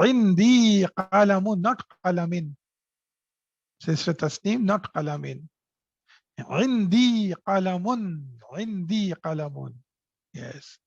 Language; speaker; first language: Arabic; non-native, fluent; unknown